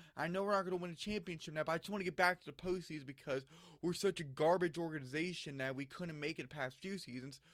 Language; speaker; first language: English; native; English